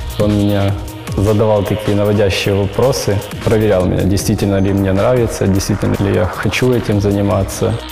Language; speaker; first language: Russian; non-native, local second language; Ukrainian